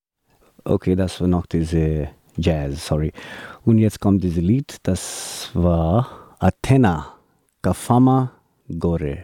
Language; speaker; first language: German; non-native, learner; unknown